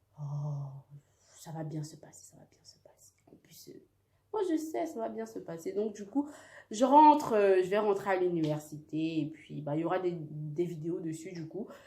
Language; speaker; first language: French; early bilingual, other home language; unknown